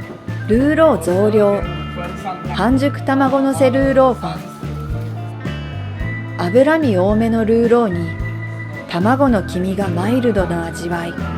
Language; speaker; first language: Japanese; native; Japanese